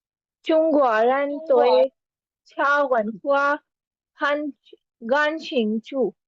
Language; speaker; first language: Chinese; non-native, learner; Urdu